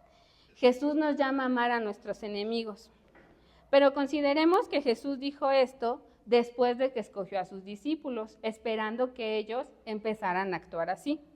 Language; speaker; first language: Spanish; native; Spanish